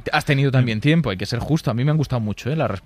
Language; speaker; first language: Spanish; native; Spanish